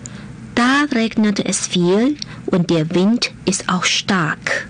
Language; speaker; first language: German; non-native, fluent; Chinese